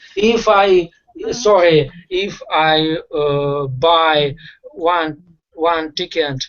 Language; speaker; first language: English; non-native, learner; Russian